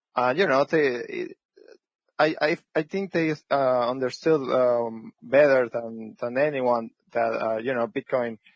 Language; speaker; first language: English; non-native, fluent; French